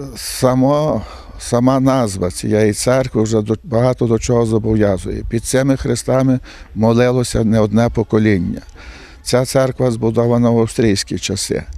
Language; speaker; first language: Ukrainian; native; Ukrainian